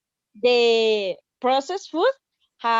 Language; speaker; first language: English; non-native, learner; Spanish